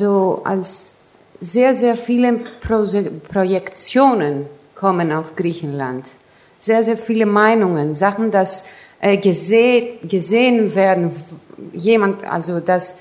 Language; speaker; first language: German; non-native, fluent; Greek